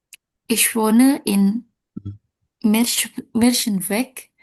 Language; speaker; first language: German; non-native, learner; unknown